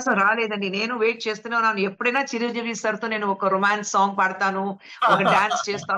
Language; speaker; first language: Telugu; non-native, local second language; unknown